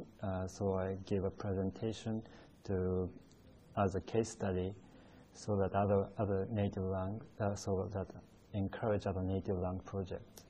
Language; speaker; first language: English; non-native, fluent; Japanese